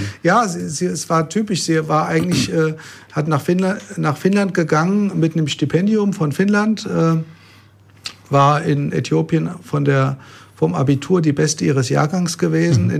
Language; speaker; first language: German; native; German